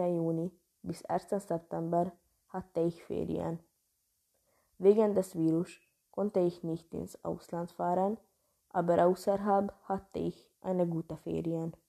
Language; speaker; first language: German; non-native, learner; Hungarian